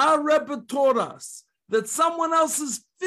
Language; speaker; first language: English; native; English